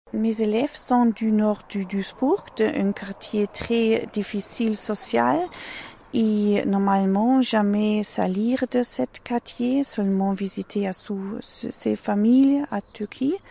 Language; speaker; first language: French; non-native, learner; German